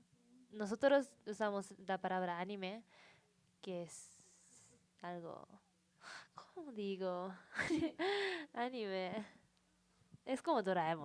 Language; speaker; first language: Spanish; non-native, learner; Japanese